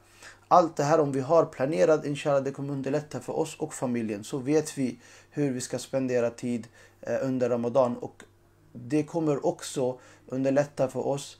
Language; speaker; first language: Swedish; non-native, fluent; Urdu